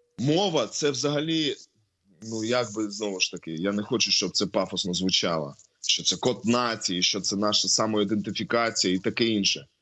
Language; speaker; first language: Ukrainian; non-native, local second language; Russian